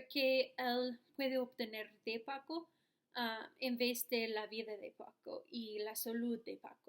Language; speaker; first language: Spanish; non-native, learner; English